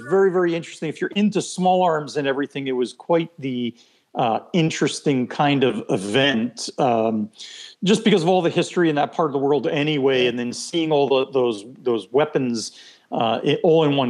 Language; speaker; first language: English; non-native, fluent; Hebrew